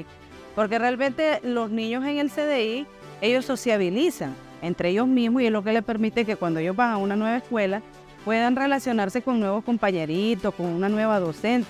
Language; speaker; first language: Spanish; native; Spanish